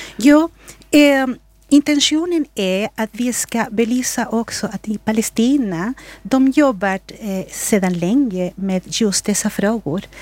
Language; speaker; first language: Swedish; non-native, fluent; Spanish